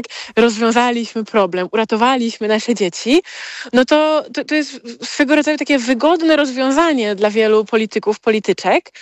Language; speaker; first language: Polish; native; Polish